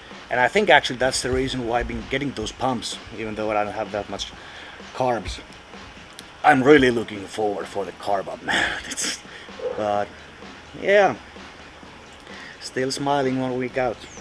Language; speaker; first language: English; non-native, fluent; Finnish